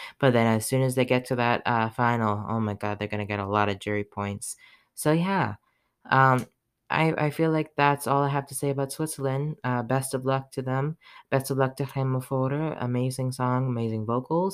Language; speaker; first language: English; native; English